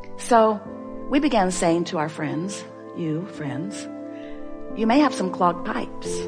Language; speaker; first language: English; native; English